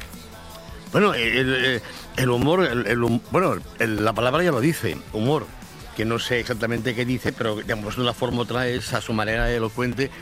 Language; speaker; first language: Spanish; native; Spanish